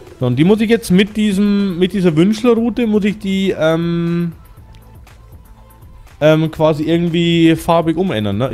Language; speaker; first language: German; native; German